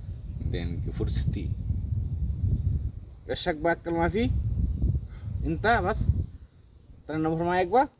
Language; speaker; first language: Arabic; non-native, learner; Bangla